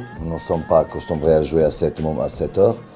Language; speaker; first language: French; non-native, learner; Spanish